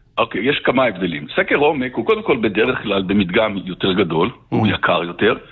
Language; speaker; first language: Hebrew; native; Hebrew